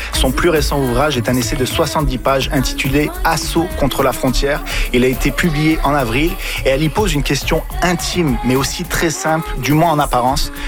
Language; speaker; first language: French; native; French